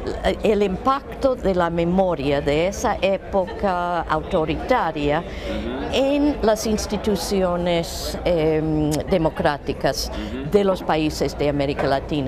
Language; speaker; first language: Spanish; non-native, fluent; English